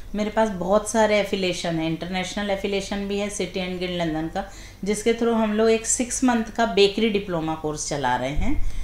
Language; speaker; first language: Hindi; native; Hindi